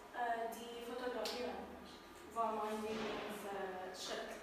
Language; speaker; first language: German; non-native, learner; Arabic